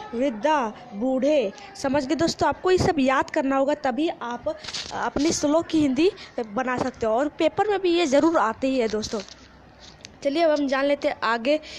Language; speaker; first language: Hindi; native; Hindi